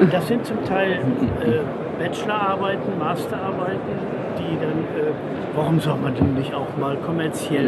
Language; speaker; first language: German; native; German